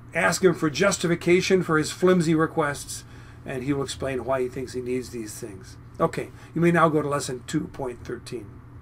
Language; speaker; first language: English; native; English